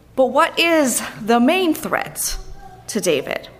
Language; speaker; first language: English; native; English